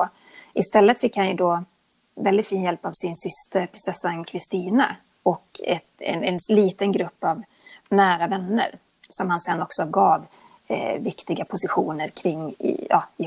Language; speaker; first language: Swedish; native; Swedish